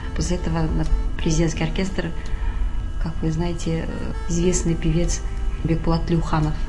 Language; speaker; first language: Russian; non-native, local second language; Kazakh